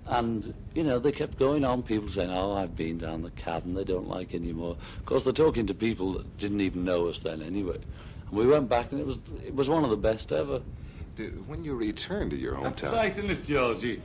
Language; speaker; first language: English; native; English